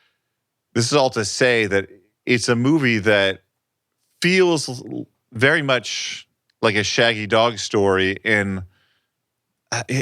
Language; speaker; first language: English; native; English